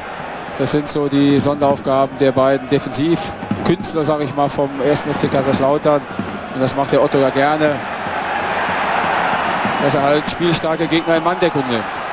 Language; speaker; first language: German; native; German